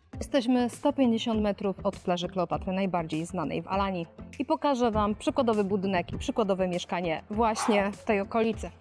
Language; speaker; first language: Polish; native; Polish